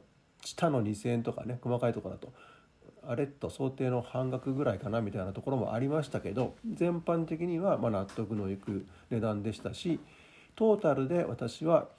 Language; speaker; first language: Japanese; native; Japanese